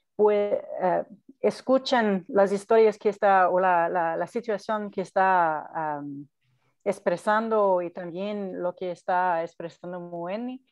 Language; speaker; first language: Spanish; non-native, fluent; English